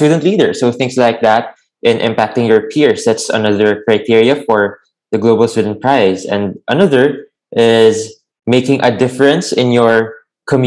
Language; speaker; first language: English; non-native, local second language; Filipino